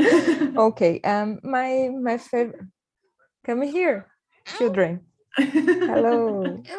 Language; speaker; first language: English; non-native, learner; Portuguese